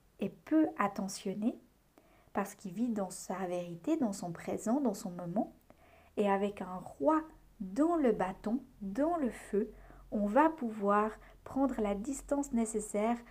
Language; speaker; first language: French; native; French